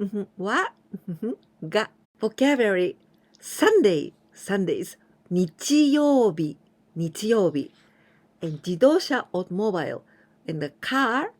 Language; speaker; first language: Japanese; non-native, fluent; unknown